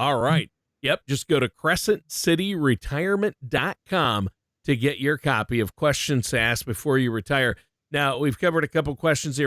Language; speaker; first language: English; native; English